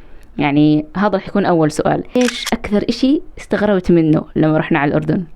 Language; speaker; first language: Arabic; native; Arabic